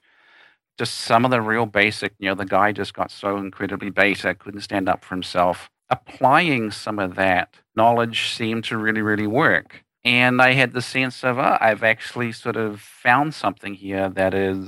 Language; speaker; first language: English; native; English